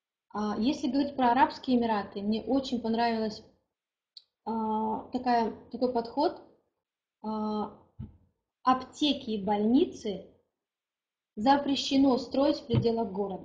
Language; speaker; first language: Russian; native; Russian